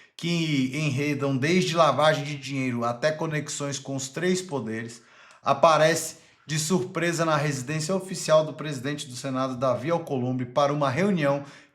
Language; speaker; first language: Portuguese; native; Portuguese